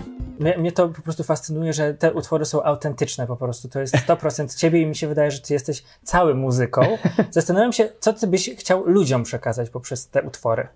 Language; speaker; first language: Polish; native; Polish